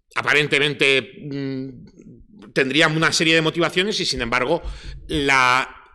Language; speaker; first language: Spanish; native; Spanish